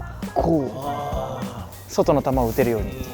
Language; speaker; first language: Japanese; native; Japanese